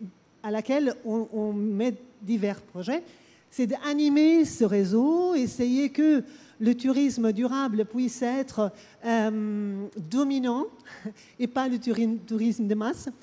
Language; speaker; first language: French; non-native, fluent; Portuguese